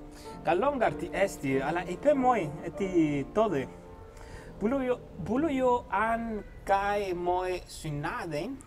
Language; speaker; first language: Greek; non-native, fluent; Spanish